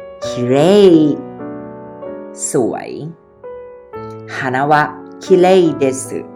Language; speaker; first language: Japanese; non-native, fluent; Thai